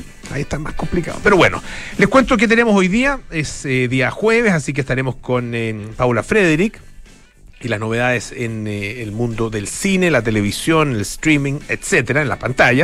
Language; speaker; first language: Spanish; native; Spanish